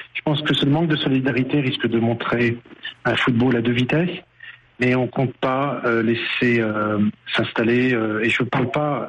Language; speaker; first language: French; native; French